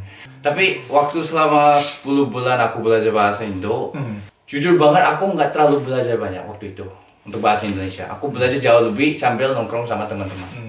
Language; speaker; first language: Indonesian; non-native, fluent; Korean